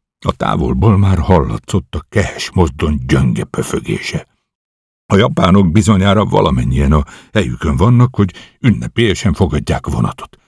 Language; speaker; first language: Hungarian; native; Hungarian